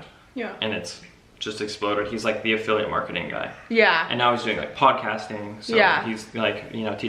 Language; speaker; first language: English; native; English